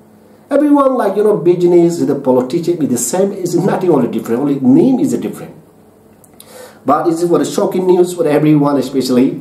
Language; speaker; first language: English; non-native, learner; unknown